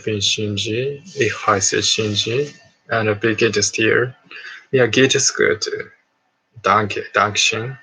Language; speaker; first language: German; non-native, learner; Japanese